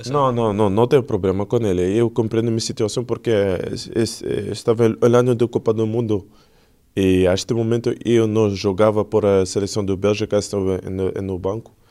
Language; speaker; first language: Portuguese; non-native, learner; French